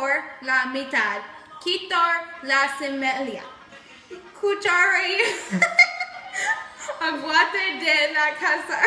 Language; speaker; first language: Spanish; non-native, learner; English